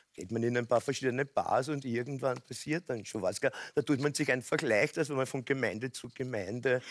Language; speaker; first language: German; native; German